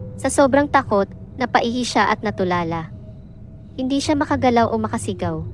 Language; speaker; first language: Filipino; native; Filipino